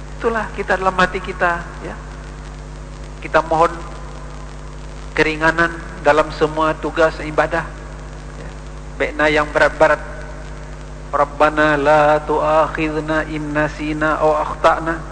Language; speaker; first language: Indonesian; non-native, local second language; Achinese